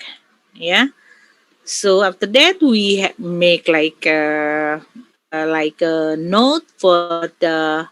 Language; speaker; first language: English; non-native, learner; Indonesian